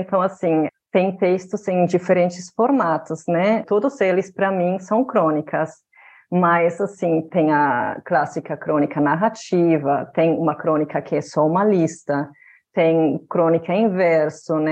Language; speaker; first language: Portuguese; non-native, fluent; German